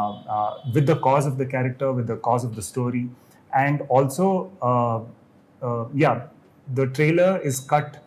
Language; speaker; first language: English; non-native, local second language; Kannada